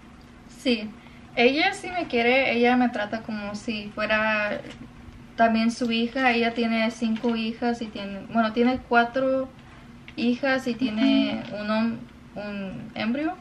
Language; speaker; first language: Spanish; early bilingual, other home language; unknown